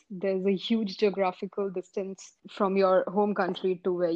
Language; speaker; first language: English; non-native, local second language; Hindi